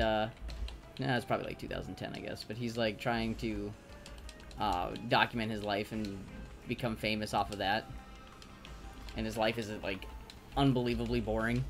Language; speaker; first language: English; native; English